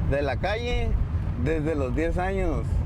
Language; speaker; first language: Spanish; native; Spanish